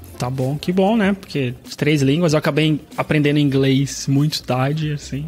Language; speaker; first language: Portuguese; native; Portuguese